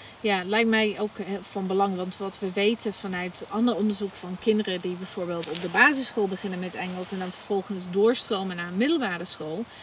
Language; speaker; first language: Dutch; non-native, fluent; English